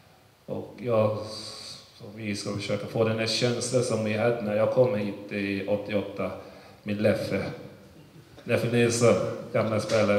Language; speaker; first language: Swedish; early bilingual, other home language; English